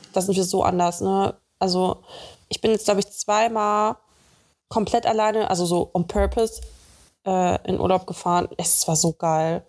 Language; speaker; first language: German; early bilingual, other home language; Russian